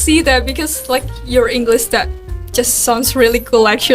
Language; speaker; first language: English; non-native, learner; Indonesian